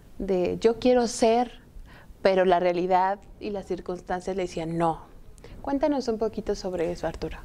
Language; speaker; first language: Spanish; native; Spanish